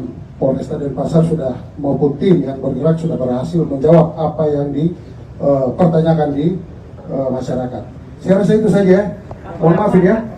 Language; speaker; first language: Indonesian; native; Indonesian